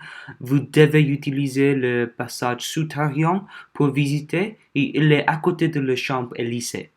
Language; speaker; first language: French; non-native, learner; Korean